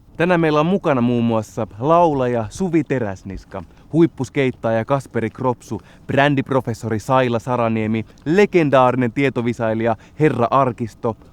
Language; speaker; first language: Finnish; native; Finnish